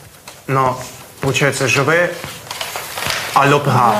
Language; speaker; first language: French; non-native, learner; Russian